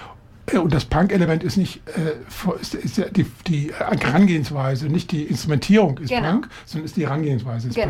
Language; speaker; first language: German; native; German